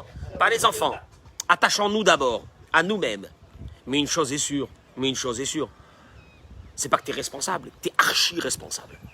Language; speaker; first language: French; native; French